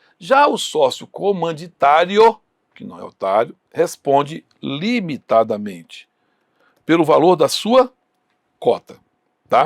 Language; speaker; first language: Portuguese; native; Portuguese